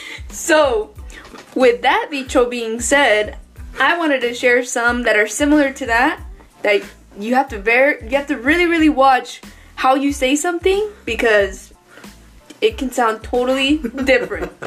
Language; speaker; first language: English; early bilingual, other home language; Spanish